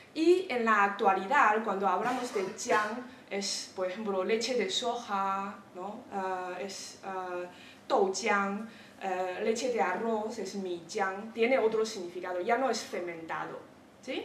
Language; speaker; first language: Spanish; non-native, fluent; Chinese